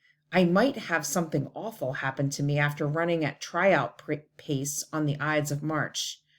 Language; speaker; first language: English; native; English